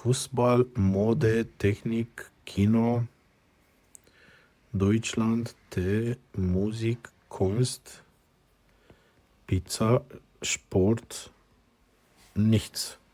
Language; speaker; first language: German; non-native, fluent; Romanian